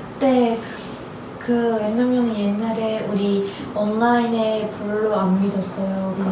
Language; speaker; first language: Korean; non-native, learner; Turkish